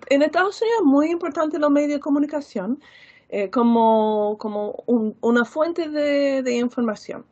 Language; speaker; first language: Spanish; non-native, fluent; English